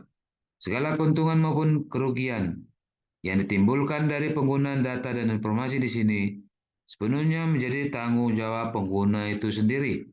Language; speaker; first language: Indonesian; native; Indonesian